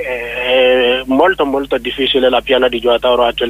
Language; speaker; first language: Italian; non-native, learner; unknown